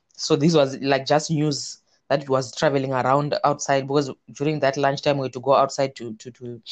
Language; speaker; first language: English; non-native, local second language; Shona